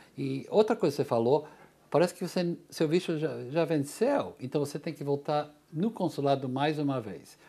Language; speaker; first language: Portuguese; non-native, fluent; English